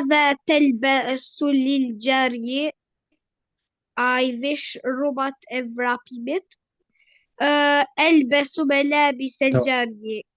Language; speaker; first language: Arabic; non-native, learner; Albanian